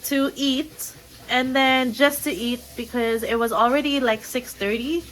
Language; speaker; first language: English; non-native, local second language; Filipino